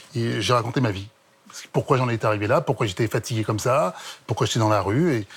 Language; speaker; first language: French; native; French